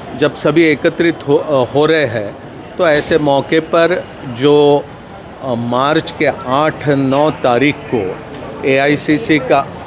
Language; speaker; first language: Hindi; non-native, local second language; Marathi